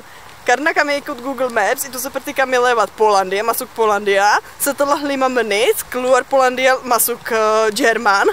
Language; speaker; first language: Indonesian; non-native, fluent; Czech